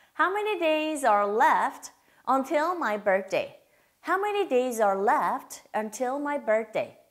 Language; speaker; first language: English; non-native, fluent; Korean